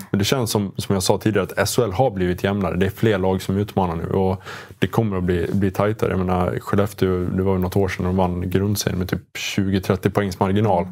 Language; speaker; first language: Swedish; native; Swedish